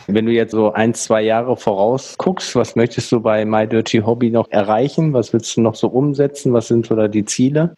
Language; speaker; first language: German; native; German